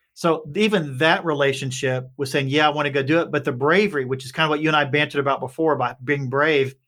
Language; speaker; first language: English; native; English